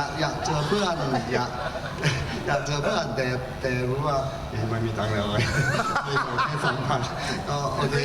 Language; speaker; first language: Thai; non-native, learner; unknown